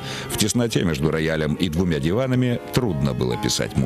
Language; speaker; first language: Russian; native; Russian